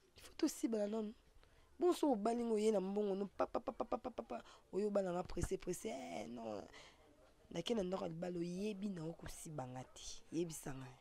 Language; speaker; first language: Lingala; non-native, local second language; Swahili